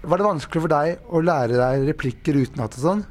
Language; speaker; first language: Norwegian; native; Norwegian